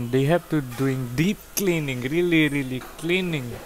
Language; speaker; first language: English; non-native, learner; Indonesian